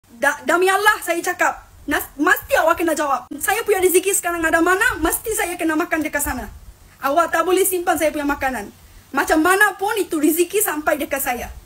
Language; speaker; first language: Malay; non-native, fluent; Bangla